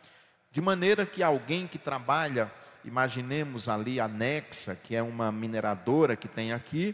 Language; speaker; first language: Portuguese; native; Portuguese